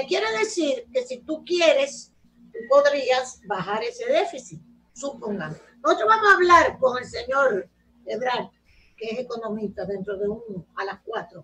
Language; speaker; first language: Spanish; native; Spanish